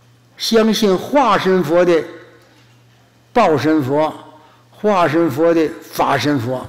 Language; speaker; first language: Chinese; native; Chinese